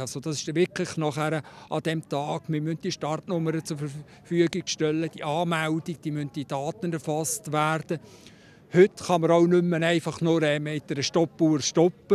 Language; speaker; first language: German; native; German